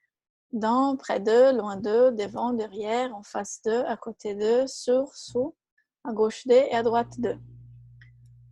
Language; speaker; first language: French; non-native, fluent; Portuguese